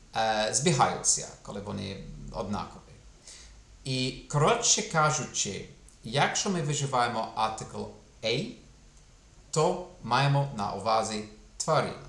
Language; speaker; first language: Ukrainian; non-native, fluent; English